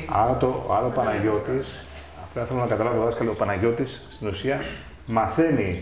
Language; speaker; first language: Greek; native; Greek